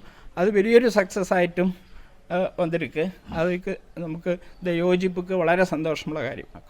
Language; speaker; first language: Malayalam; non-native, local second language; Tamil